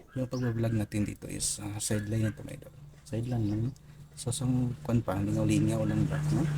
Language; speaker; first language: Filipino; non-native, local second language; Cebuano